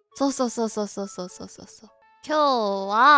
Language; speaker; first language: Japanese; non-native, learner; Korean